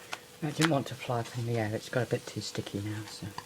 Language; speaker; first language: English; native; English